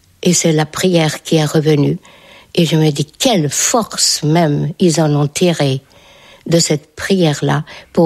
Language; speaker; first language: French; non-native, fluent; Hungarian